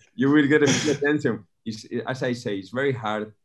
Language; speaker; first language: English; non-native, fluent; Spanish